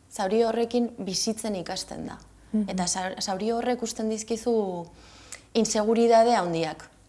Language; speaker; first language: Basque; non-native, local second language; Spanish